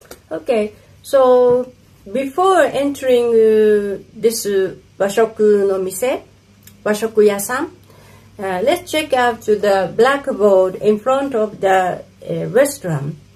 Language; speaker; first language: English; non-native, fluent; Japanese